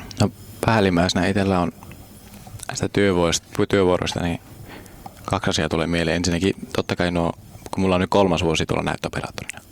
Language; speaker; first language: Finnish; native; Finnish